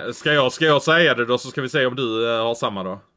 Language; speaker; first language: Swedish; native; Swedish